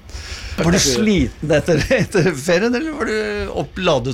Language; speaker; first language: Norwegian; native; Norwegian